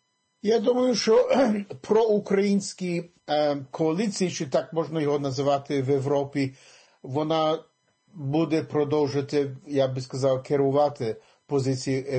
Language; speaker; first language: Ukrainian; early bilingual, heritage; English